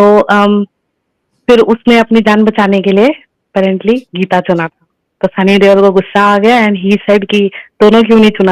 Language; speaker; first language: Hindi; native; Hindi